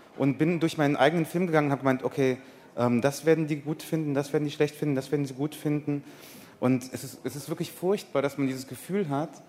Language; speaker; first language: German; early bilingual, other home language; Persian